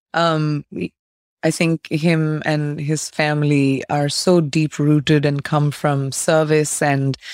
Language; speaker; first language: English; non-native, local second language; Hindi